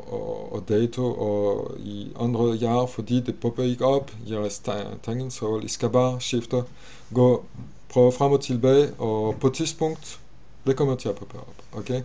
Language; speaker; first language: Danish; non-native, fluent; French